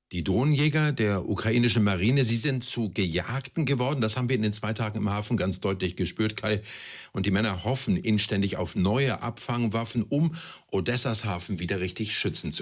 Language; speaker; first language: German; native; German